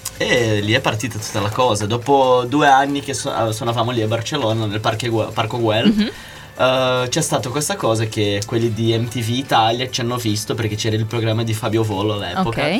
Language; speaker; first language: Italian; non-native, fluent; Portuguese